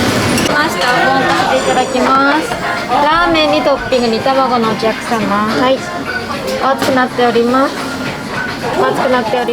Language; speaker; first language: Japanese; native; Japanese